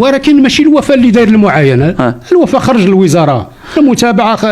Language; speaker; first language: Arabic; native; Arabic